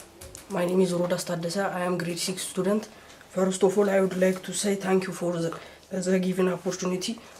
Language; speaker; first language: English; non-native, learner; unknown